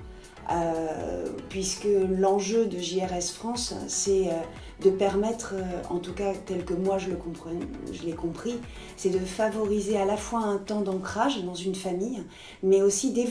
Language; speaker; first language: French; native; French